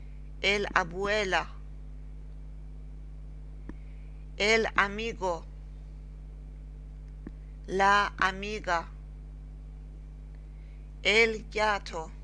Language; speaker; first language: Spanish; non-native, learner; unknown